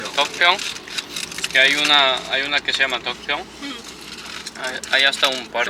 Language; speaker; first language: Spanish; non-native, fluent; Korean